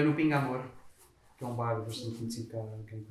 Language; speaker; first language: Portuguese; native; Portuguese